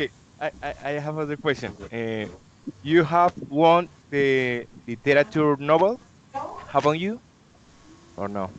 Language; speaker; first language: English; non-native, learner; Spanish